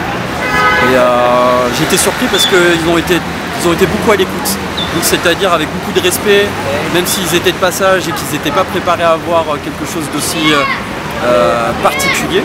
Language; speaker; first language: French; early bilingual, other home language; Vietnamese